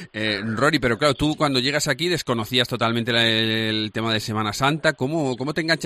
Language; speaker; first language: Spanish; native; Spanish